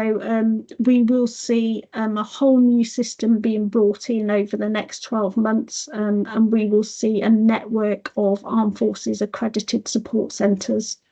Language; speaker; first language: English; native; English